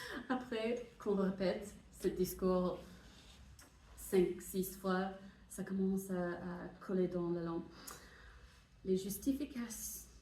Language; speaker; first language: French; non-native, fluent; English